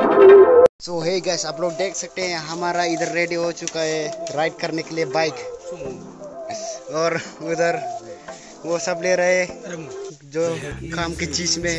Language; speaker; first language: Hindi; non-native, local second language; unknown